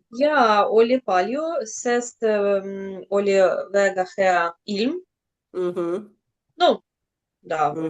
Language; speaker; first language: Estonian; non-native, learner; Russian